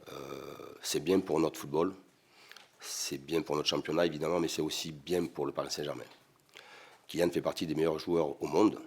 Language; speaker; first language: French; native; French